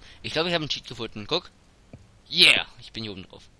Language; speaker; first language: German; native; German